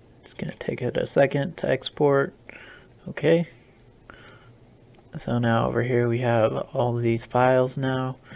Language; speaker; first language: English; native; English